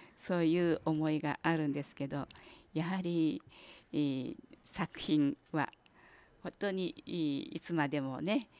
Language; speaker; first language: Japanese; native; Japanese